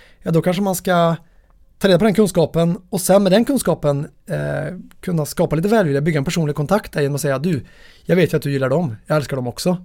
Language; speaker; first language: Swedish; native; Swedish